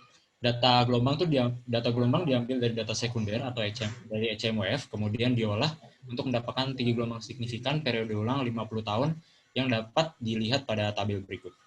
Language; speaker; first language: Indonesian; native; Indonesian